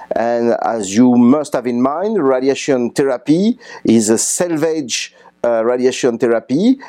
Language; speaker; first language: English; non-native, fluent; French